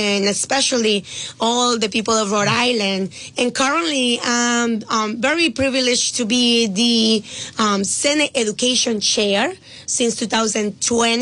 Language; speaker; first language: English; non-native, fluent; Spanish